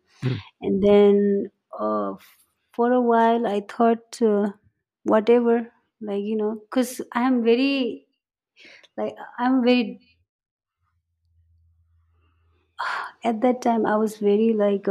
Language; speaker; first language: English; non-native, local second language; Nepali